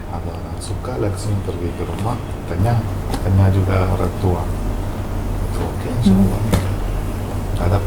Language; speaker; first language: Indonesian; non-native, local second language; Malayalam